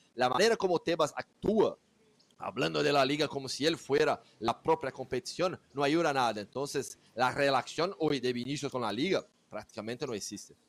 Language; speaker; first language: Spanish; non-native, fluent; Portuguese